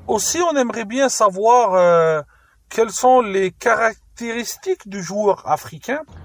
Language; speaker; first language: French; non-native, local second language; Arabic